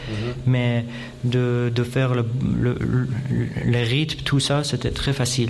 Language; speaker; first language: French; non-native, fluent; Persian